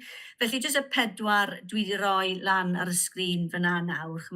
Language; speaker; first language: Welsh; native; Welsh